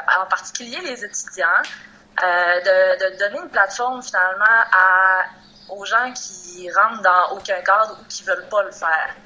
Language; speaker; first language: French; native; French